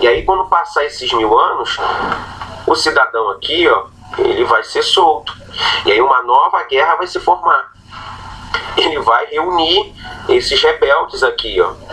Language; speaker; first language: Portuguese; native; Portuguese